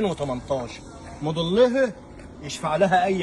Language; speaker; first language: Arabic; native; Arabic